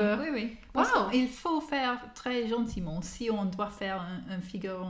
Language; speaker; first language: French; non-native, learner; English